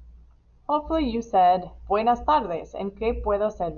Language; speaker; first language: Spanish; non-native, fluent; English